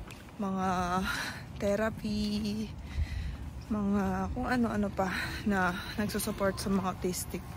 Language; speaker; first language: Filipino; native; Filipino